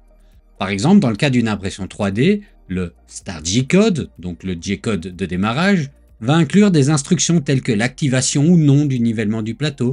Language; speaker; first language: French; native; French